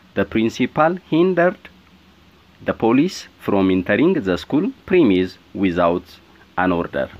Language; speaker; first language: English; non-native, local second language; Amharic